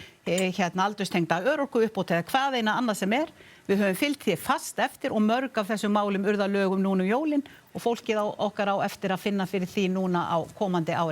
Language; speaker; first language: Icelandic; native; Icelandic